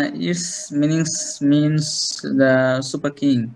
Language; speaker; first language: English; non-native, learner; Bangla